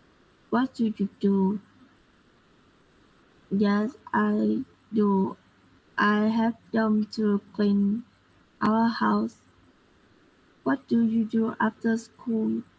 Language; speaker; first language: English; non-native, learner; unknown